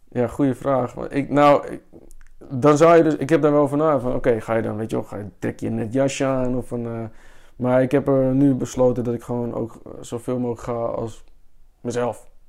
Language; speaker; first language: Dutch; native; Dutch